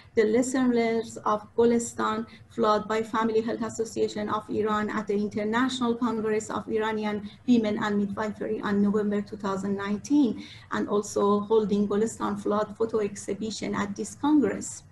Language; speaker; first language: English; non-native, fluent; Persian